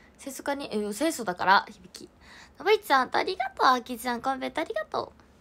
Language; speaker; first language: Japanese; native; Japanese